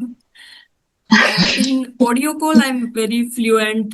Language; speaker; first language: English; non-native, learner; Hindi